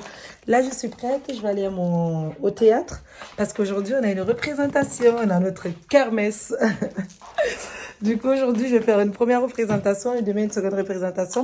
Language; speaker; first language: French; native; French